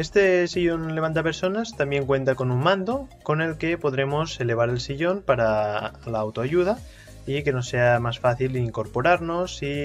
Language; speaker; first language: Spanish; native; Spanish